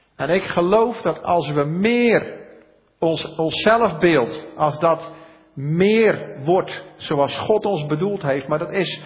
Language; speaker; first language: Dutch; native; Dutch